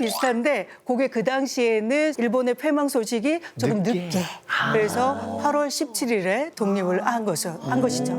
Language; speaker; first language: Korean; native; Korean